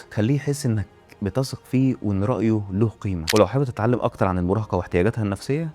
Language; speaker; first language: Arabic; native; Arabic